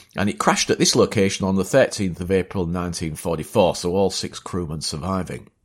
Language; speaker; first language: English; native; English